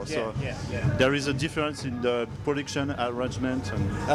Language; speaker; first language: English; non-native, learner; French